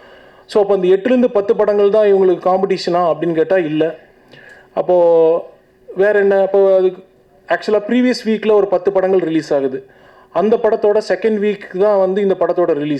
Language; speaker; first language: Tamil; native; Tamil